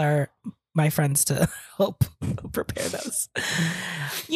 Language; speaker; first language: English; non-native, local second language; Hiligaynon